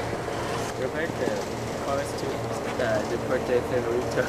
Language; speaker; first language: Spanish; non-native, learner; English